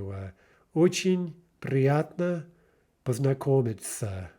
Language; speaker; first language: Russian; non-native, fluent; English